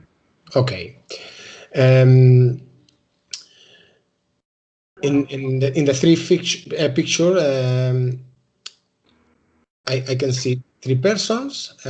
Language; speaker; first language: English; non-native, learner; Spanish